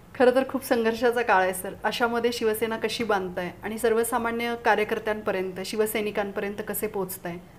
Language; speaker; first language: Marathi; native; Marathi